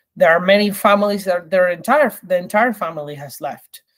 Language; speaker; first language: English; early bilingual, other home language; Spanish